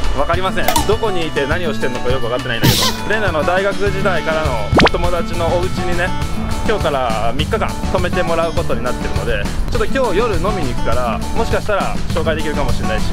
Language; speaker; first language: Japanese; native; Japanese